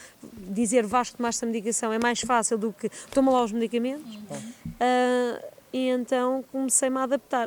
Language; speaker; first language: Portuguese; native; Portuguese